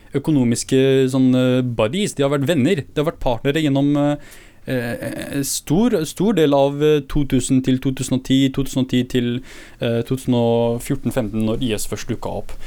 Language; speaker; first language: Norwegian; early bilingual, other home language; Kurdish